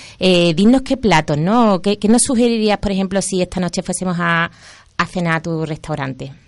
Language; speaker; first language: Spanish; native; Spanish